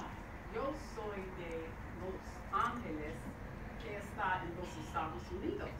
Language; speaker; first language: Spanish; non-native, learner; English